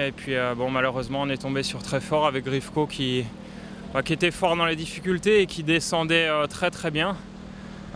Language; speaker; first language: French; native; French